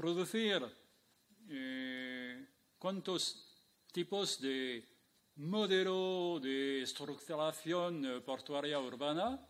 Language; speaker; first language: Spanish; non-native, fluent; French